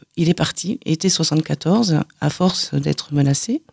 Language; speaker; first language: French; native; French